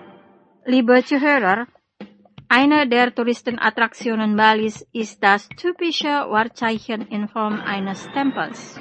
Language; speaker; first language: German; non-native, fluent; Indonesian